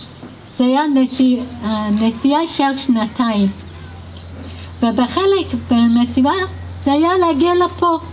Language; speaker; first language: Hebrew; non-native, fluent; English